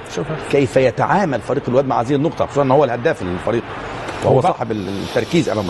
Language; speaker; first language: Arabic; native; Arabic